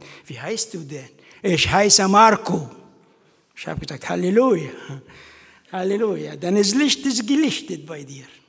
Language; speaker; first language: German; non-native, fluent; Arabic